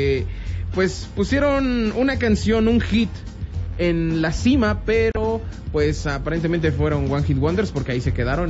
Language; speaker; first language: Spanish; native; Spanish